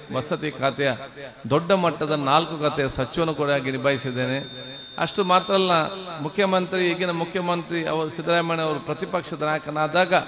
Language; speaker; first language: Kannada; non-native, local second language; Malayalam